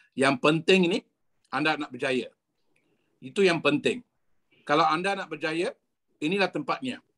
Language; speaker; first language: Malay; non-native, local second language; Tamil